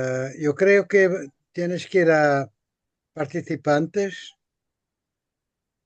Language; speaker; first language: Spanish; non-native, fluent; Portuguese